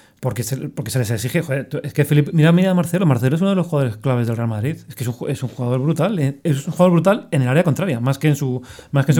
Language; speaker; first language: Spanish; native; Spanish